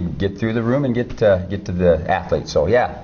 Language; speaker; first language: English; native; English